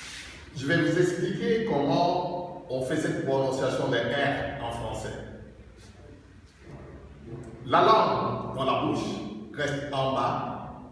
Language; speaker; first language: French; non-native, learner; Spanish